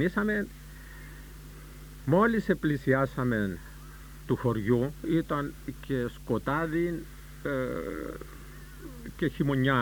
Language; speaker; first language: Greek; native; Greek